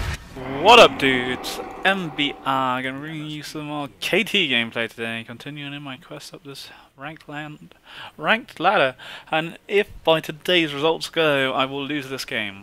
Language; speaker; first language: English; native; English